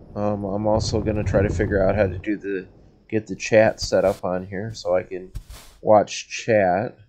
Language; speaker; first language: English; native; English